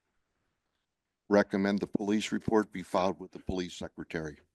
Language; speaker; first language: English; native; English